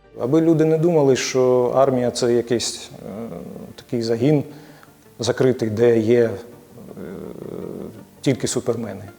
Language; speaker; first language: Ukrainian; native; Ukrainian